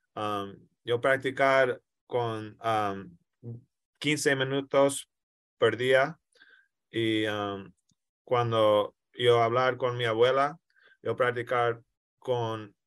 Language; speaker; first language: Spanish; non-native, learner; English